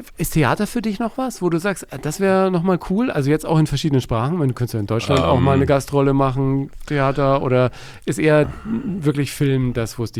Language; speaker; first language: German; native; German